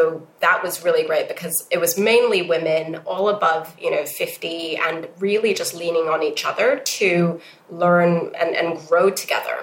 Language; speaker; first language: English; non-native, local second language; Cantonese